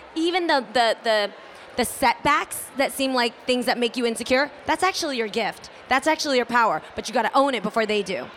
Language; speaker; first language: English; native; English